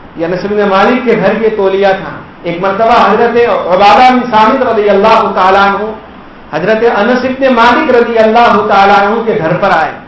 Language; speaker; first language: Urdu; non-native, local second language; Gujarati